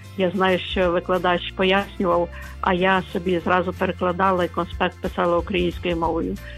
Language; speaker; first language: Ukrainian; native; Ukrainian